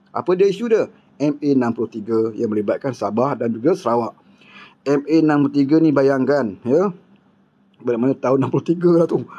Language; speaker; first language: Malay; native; Malay